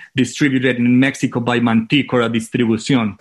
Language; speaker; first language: English; non-native, fluent; Spanish